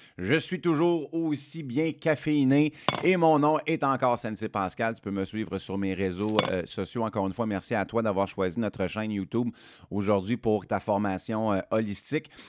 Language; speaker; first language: French; native; French